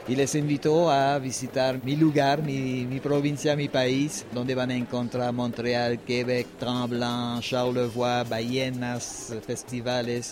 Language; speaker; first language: Spanish; non-native, fluent; French